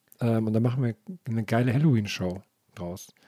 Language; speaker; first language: German; native; German